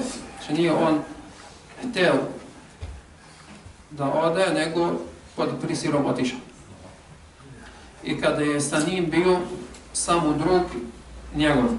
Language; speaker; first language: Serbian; non-native, fluent; Arabic